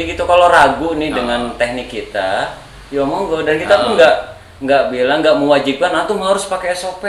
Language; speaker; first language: Indonesian; native; Indonesian